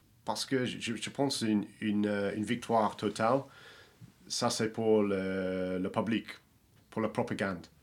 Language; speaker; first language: French; non-native, fluent; English